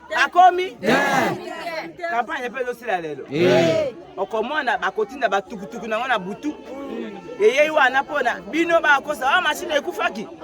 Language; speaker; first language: Lingala; native; Lingala